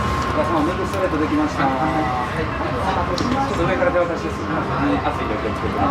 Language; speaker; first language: Japanese; native; Japanese